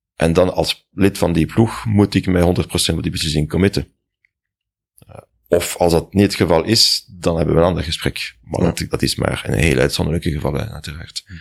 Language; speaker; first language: Dutch; non-native, fluent; French